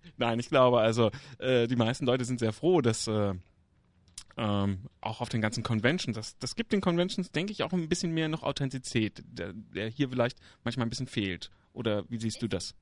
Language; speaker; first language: German; native; German